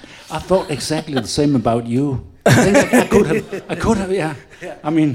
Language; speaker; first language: English; non-native, fluent; Danish